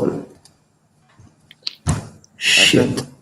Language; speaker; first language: French; native; French